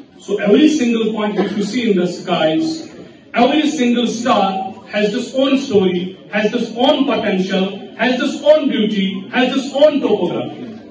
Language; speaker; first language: English; non-native, local second language; Kashmiri